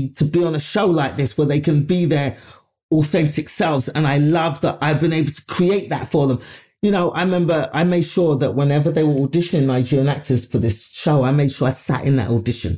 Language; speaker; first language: English; native; English